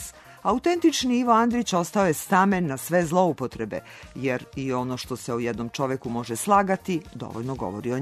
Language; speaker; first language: Serbian; native; Serbian